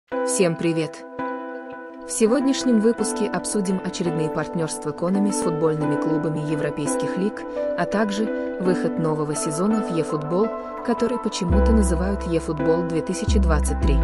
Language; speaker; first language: Russian; native; Russian